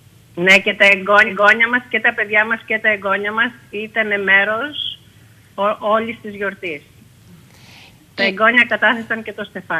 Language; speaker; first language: Greek; early bilingual, heritage; Greek